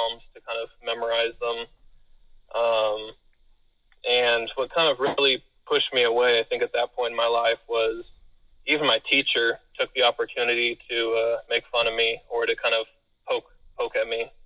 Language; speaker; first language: English; native; English